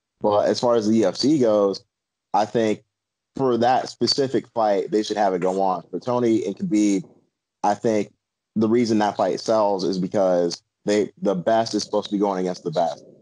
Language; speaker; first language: English; native; English